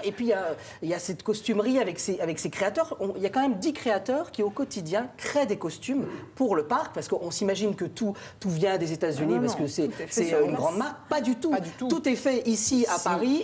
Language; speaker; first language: French; native; French